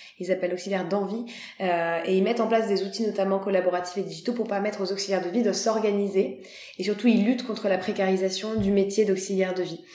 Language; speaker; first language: French; native; French